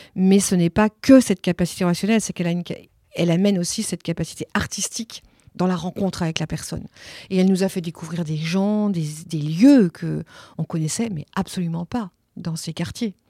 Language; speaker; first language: French; early bilingual, other home language; Italian